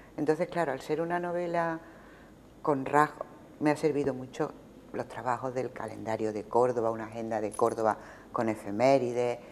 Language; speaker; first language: Spanish; native; Spanish